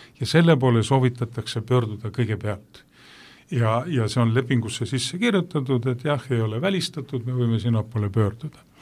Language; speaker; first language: Estonian; native; Estonian